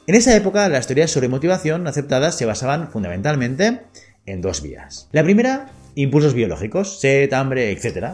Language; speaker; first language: Spanish; native; Spanish